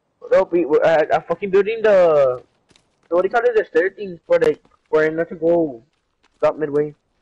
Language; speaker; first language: English; early bilingual, other home language; Spanish